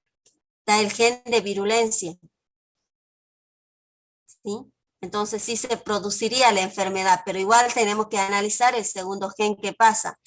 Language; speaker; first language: Spanish; native; Spanish